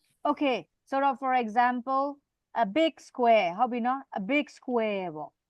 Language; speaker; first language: English; non-native, fluent; Burmese